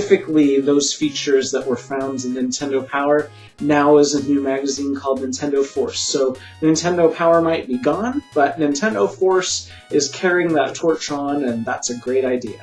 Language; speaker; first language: English; native; English